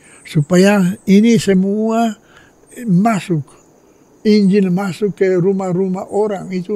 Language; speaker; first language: Indonesian; non-native, fluent; Polish